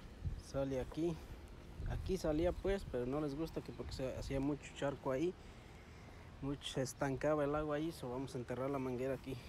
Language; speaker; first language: Spanish; native; Spanish